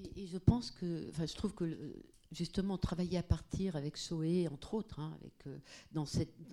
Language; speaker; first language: French; non-native, fluent; Portuguese